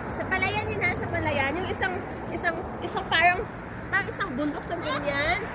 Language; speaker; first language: Filipino; non-native, local second language; Cebuano